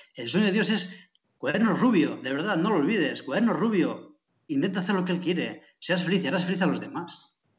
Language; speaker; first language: Spanish; native; Spanish